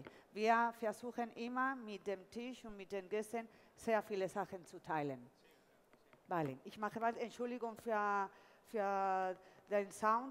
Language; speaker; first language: German; non-native, fluent; Spanish